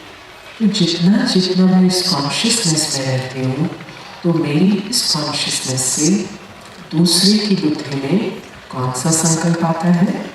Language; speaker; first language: Hindi; native; Hindi